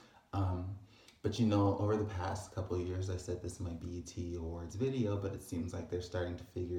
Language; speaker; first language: English; native; English